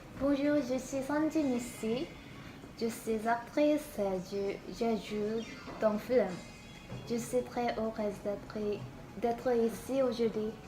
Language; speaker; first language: French; non-native, learner; Korean